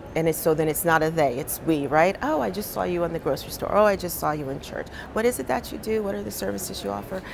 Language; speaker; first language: English; native; English